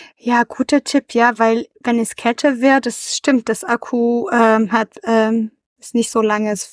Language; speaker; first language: German; non-native, learner; French